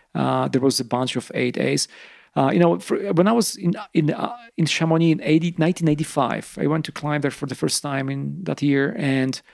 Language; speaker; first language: English; non-native, fluent; Polish